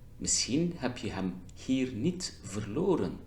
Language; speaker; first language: Dutch; non-native, fluent; Turkish